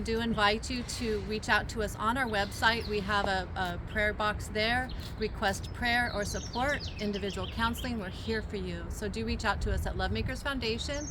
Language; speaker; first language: English; native; English